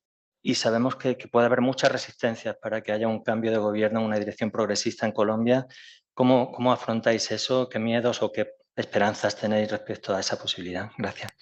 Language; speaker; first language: Spanish; native; Spanish